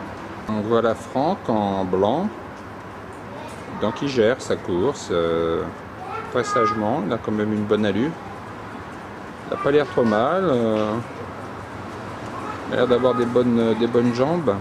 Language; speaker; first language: French; native; French